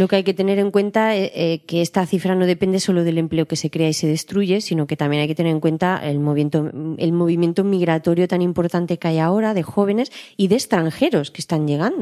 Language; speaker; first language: Spanish; native; Spanish